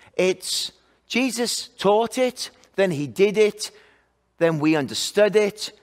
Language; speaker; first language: English; native; English